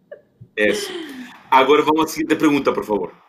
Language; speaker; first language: Portuguese; non-native, fluent; Spanish